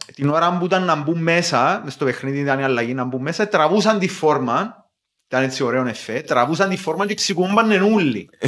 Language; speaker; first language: Greek; native; Greek